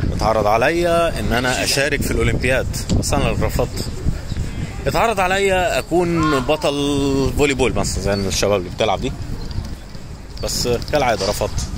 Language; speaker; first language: Arabic; native; Arabic